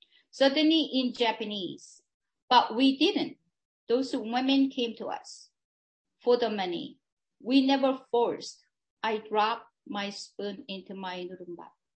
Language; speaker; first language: English; non-native, fluent; Korean